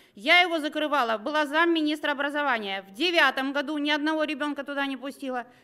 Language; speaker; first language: Russian; native; Russian